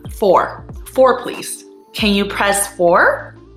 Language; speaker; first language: English; non-native, fluent; Chinese